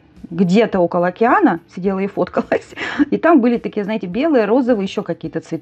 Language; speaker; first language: Russian; native; Russian